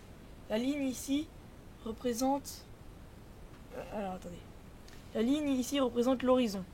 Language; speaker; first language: French; native; French